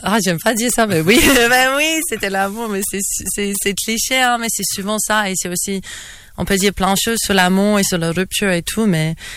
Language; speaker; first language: French; non-native, fluent; English